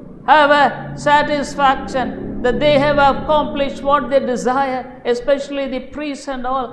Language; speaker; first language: English; non-native, local second language; Tamil